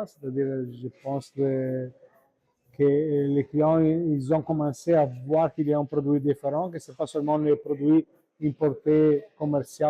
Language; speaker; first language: French; non-native, learner; Italian